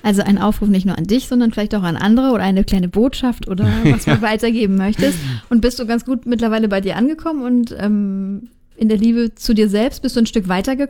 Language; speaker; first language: German; native; German